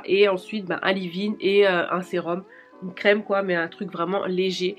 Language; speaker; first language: French; native; French